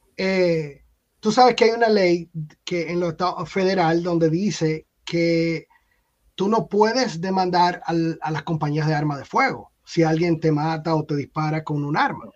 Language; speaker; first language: Spanish; native; Spanish